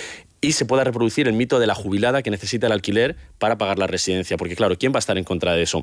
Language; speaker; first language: Spanish; native; Spanish